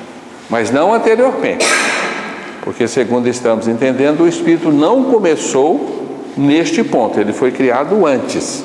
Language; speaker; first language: Portuguese; native; Portuguese